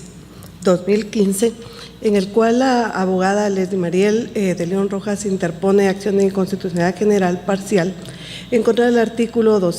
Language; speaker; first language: Spanish; native; Spanish